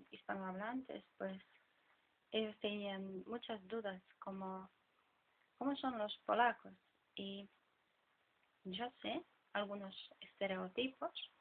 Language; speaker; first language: Spanish; non-native, fluent; Polish